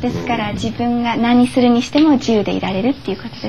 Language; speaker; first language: Japanese; native; Japanese